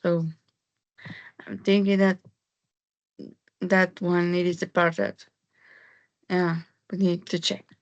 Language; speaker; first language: English; non-native, learner; Spanish